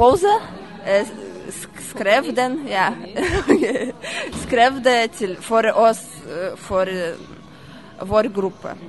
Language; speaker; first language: Norwegian; non-native, learner; Russian